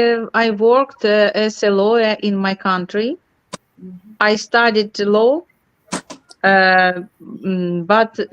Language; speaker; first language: English; non-native, learner; Ukrainian